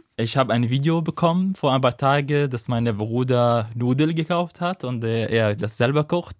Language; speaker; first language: German; non-native, fluent; Arabic